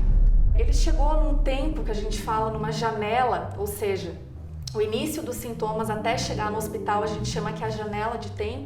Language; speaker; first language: Portuguese; native; Portuguese